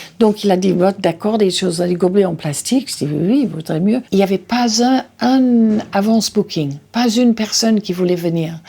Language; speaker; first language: French; non-native, fluent; English